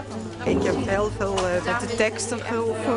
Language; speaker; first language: Dutch; non-native, learner; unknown